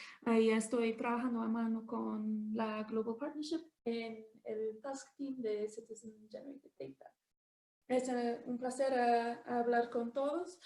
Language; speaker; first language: Spanish; non-native, fluent; English